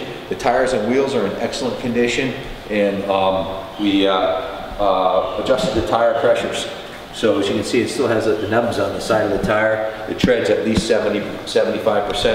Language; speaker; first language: English; native; English